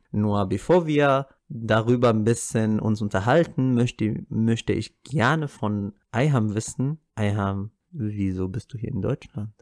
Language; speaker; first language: German; non-native, fluent; Arabic